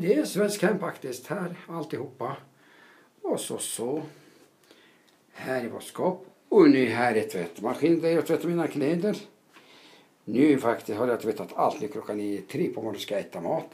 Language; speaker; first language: Swedish; non-native, fluent; Arabic